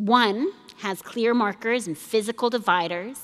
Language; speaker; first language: English; native; English